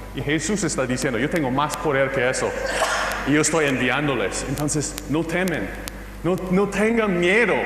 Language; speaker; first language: Spanish; non-native, fluent; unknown